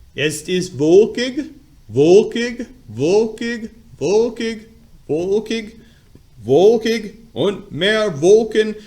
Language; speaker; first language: German; non-native, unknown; English